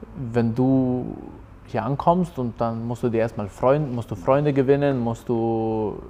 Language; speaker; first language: German; early bilingual, other home language; Albanian